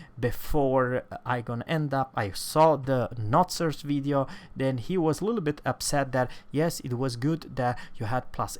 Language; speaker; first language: English; non-native, fluent; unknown